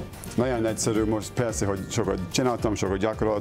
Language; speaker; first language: Hungarian; non-native, learner; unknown